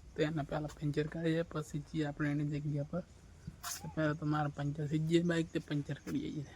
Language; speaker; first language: Gujarati; native; Gujarati